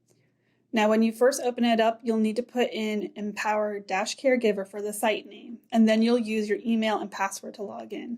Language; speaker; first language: English; native; English